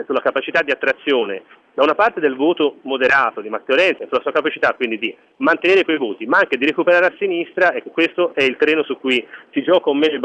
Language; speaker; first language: Italian; native; Italian